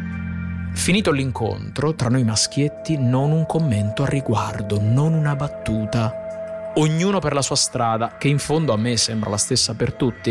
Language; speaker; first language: Italian; native; Italian